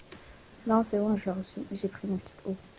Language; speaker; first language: French; native; French